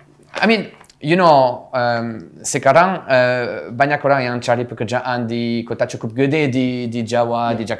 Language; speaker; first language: Indonesian; non-native, fluent; French